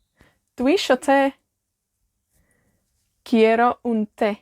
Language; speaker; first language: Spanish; non-native, fluent; Welsh